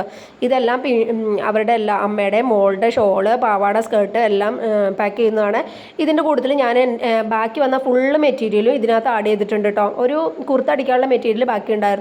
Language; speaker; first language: Malayalam; native; Malayalam